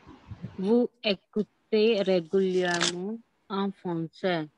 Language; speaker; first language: French; non-native, learner; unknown